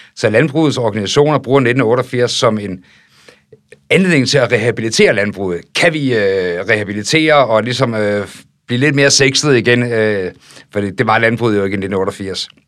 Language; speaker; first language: Danish; native; Danish